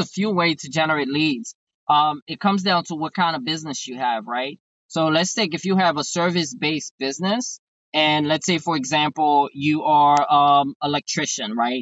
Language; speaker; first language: English; non-native, fluent; Haitian Creole